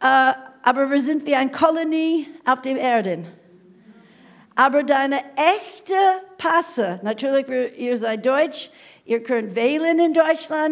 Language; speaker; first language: German; non-native, fluent; English